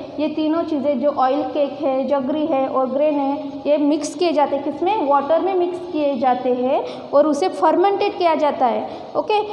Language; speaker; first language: Hindi; non-native, local second language; Marathi